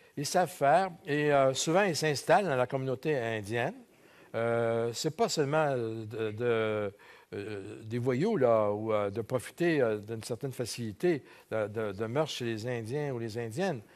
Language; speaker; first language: French; native; French